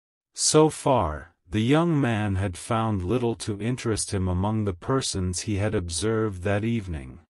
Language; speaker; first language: English; non-native, local second language; Urdu